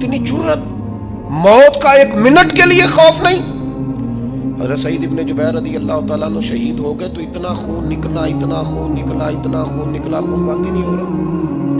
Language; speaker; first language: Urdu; non-native, local second language; Punjabi